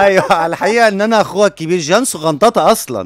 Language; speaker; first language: Arabic; native; Arabic